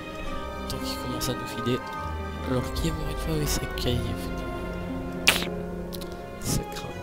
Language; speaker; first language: French; native; French